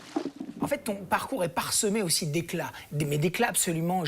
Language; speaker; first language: French; native; French